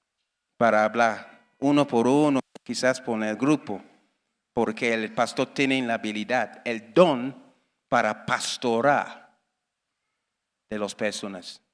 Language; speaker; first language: Spanish; non-native, learner; English